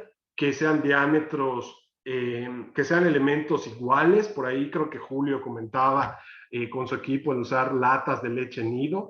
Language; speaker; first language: Spanish; native; Spanish